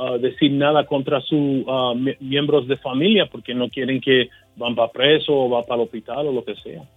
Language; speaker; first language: Spanish; early bilingual, heritage; Spanish